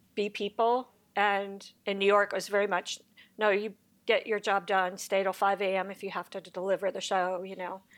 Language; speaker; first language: English; native; English